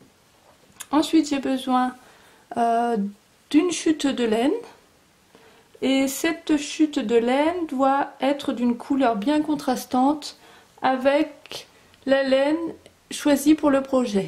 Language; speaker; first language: French; native; French